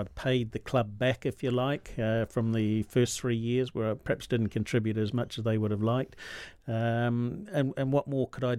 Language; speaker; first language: English; native; English